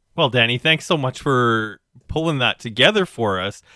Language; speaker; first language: English; native; English